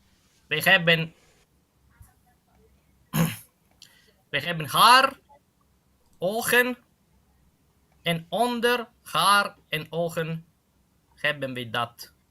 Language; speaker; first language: Dutch; non-native, fluent; Italian